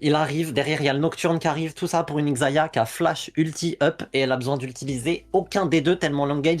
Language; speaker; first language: French; native; French